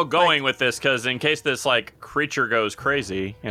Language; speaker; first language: English; native; English